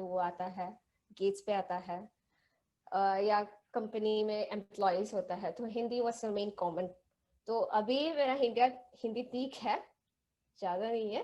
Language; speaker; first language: Hindi; non-native, local second language; Tamil